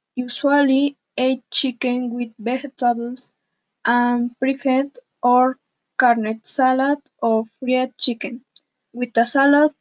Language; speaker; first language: English; non-native, learner; Spanish